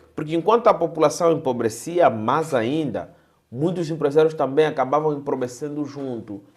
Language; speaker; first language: Portuguese; native; Portuguese